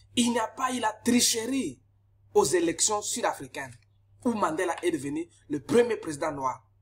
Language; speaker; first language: French; non-native, local second language; Lingala